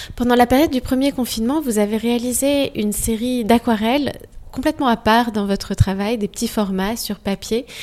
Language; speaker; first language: French; native; French